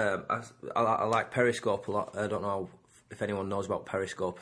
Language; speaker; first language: English; native; English